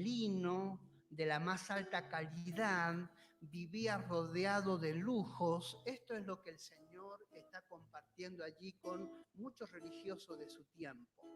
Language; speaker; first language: Spanish; native; Spanish